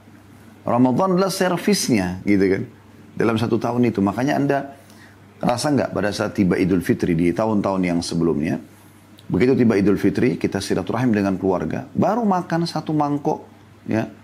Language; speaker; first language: Indonesian; native; Indonesian